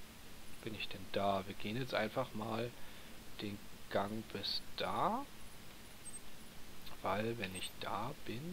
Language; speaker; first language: German; native; German